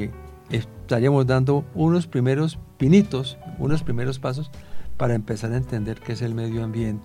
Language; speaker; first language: Spanish; native; Spanish